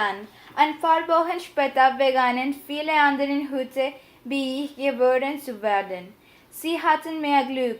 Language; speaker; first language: German; non-native, learner; Spanish